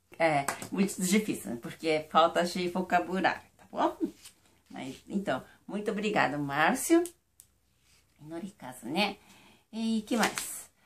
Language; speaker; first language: Portuguese; non-native, fluent; Japanese